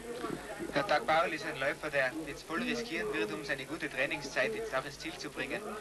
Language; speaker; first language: German; native; German